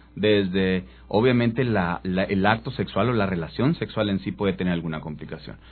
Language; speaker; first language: Spanish; native; Spanish